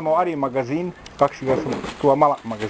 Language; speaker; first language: Bulgarian; non-native, learner; Finnish